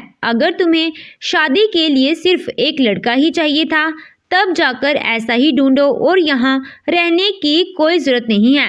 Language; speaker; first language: Hindi; native; Hindi